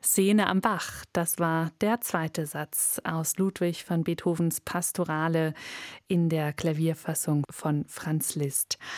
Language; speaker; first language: German; native; German